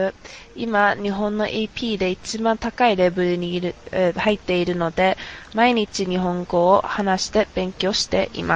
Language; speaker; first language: Japanese; non-native, fluent; English